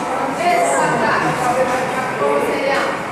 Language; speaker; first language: Spanish; non-native, learner; Portuguese